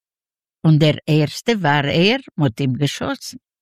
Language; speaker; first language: German; non-native, learner; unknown